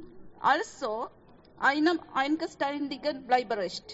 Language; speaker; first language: German; non-native, fluent; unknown